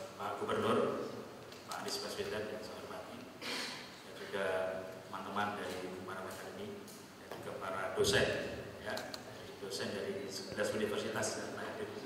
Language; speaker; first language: Indonesian; native; Indonesian